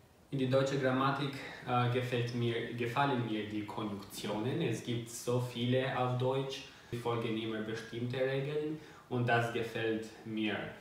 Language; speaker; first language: German; non-native, learner; Albanian